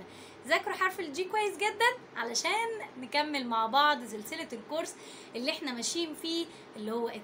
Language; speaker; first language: Arabic; native; Arabic